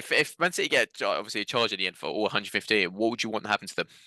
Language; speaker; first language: English; native; English